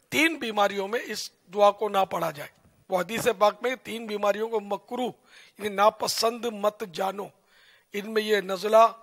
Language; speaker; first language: Urdu; native; Urdu